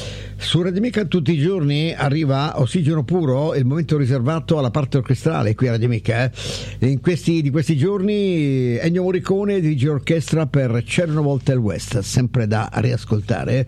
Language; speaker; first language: Italian; native; Italian